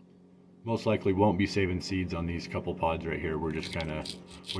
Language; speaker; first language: English; native; English